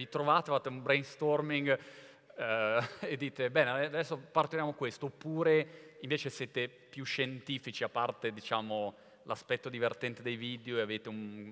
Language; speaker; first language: Italian; native; Italian